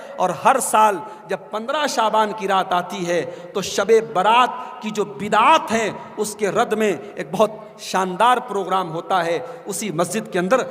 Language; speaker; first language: Urdu; native; Urdu